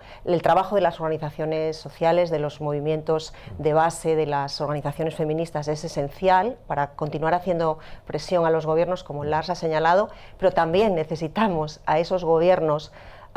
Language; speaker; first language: Spanish; native; Spanish